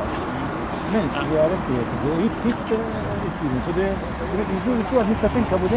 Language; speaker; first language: Swedish; non-native, fluent; Arabic